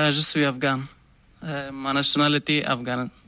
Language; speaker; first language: French; non-native, learner; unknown